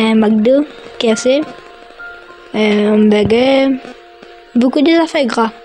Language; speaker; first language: French; non-native, local second language; Morisyen